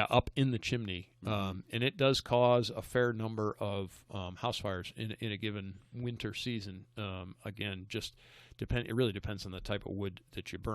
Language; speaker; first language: English; native; English